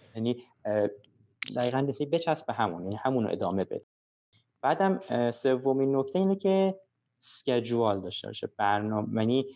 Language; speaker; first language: Persian; early bilingual, heritage; Persian